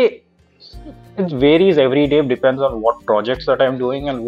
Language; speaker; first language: English; non-native, local second language; Urdu